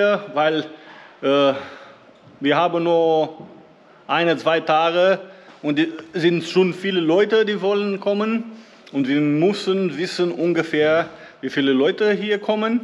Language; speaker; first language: German; non-native, learner; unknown